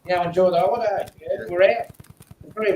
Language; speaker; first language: English; native; English